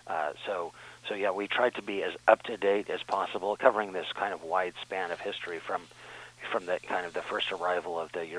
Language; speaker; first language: English; native; English